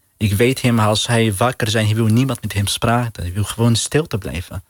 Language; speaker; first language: Dutch; non-native, learner; Arabic